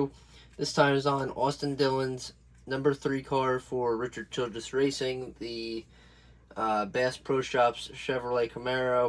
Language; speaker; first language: English; native; English